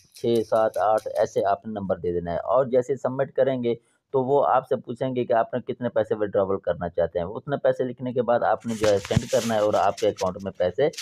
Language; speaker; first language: Urdu; non-native, local second language; Punjabi